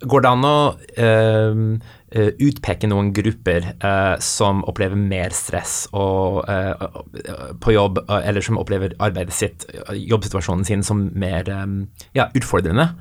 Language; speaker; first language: Norwegian; native; Norwegian